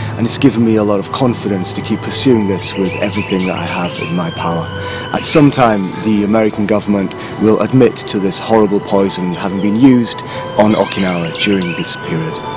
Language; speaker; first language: English; native; English